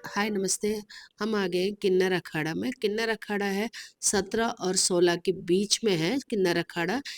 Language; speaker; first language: Hindi; non-native, local second language; Telugu